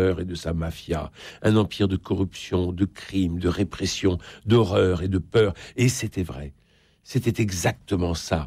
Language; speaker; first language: French; native; French